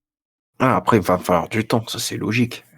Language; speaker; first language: French; native; French